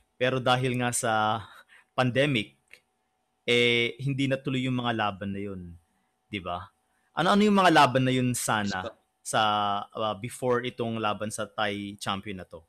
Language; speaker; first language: Filipino; native; Filipino